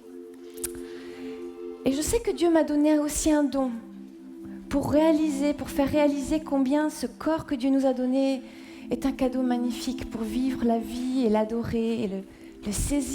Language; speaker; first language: French; native; French